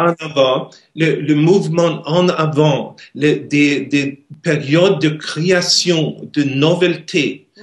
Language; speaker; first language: French; non-native, learner; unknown